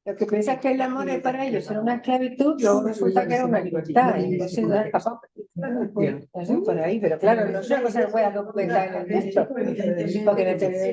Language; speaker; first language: Spanish; native; Spanish